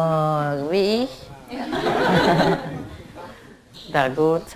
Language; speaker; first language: German; non-native, learner; Vietnamese